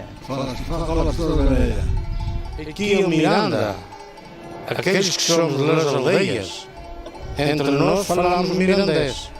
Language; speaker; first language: Portuguese; non-native, local second language; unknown